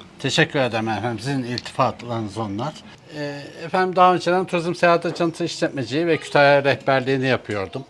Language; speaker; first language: Turkish; native; Turkish